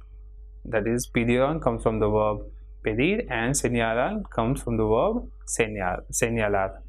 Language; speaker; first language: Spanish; non-native, fluent; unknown